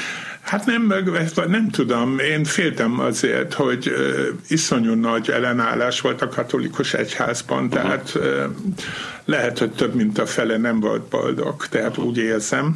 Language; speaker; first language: Hungarian; non-native, fluent; German